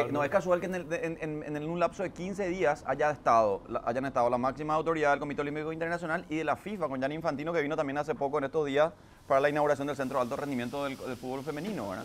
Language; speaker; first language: Spanish; native; Spanish